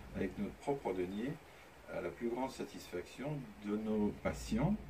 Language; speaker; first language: French; native; French